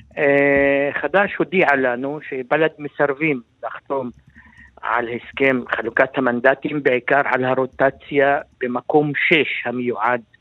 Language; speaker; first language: Hebrew; non-native, local second language; Arabic